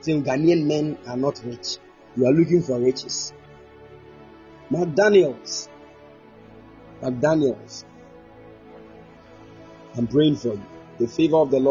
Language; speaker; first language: English; non-native, local second language; Akan